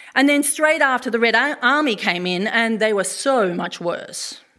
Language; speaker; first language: English; native; English